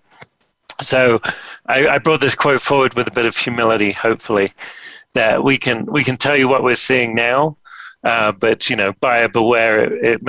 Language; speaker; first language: English; native; English